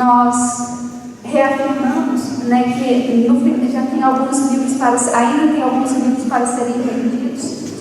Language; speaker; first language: Portuguese; native; Portuguese